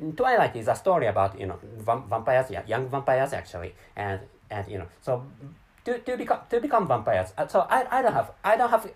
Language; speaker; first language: English; non-native, learner; Japanese